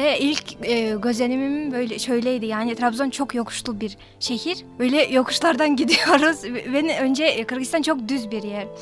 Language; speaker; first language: Turkish; non-native, fluent; Kyrgyz